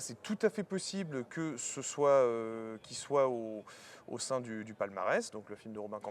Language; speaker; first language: French; native; French